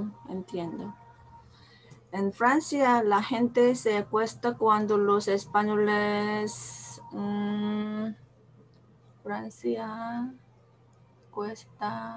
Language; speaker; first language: Spanish; non-native, learner; Korean